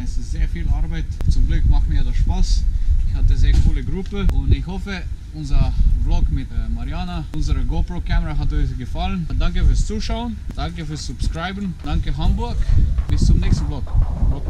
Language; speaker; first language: German; non-native, learner; Slovenian